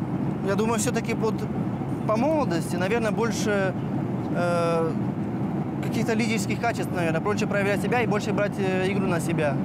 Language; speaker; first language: Russian; native; Russian